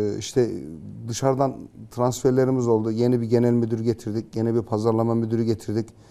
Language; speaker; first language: Turkish; native; Turkish